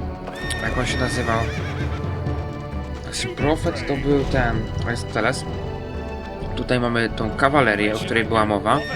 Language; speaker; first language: Polish; native; Polish